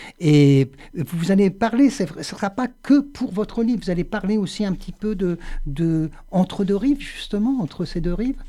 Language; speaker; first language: French; native; French